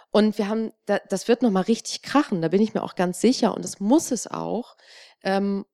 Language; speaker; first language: German; native; German